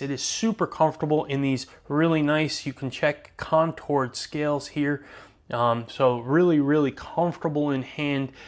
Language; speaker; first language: English; native; English